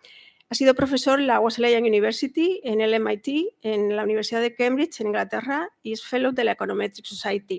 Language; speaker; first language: Spanish; native; Spanish